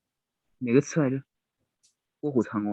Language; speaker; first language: Chinese; native; Chinese